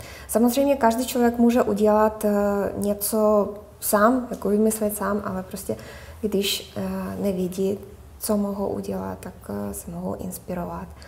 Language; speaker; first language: Czech; non-native, fluent; Russian